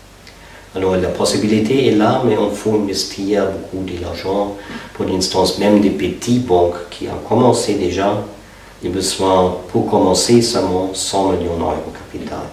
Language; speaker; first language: French; non-native, fluent; German